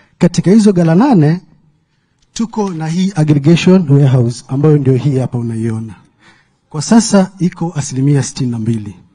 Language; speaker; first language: Swahili; native; Swahili